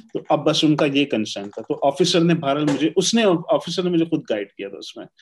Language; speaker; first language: Urdu; native; Urdu